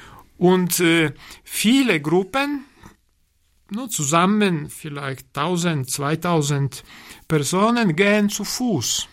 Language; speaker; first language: German; non-native, learner; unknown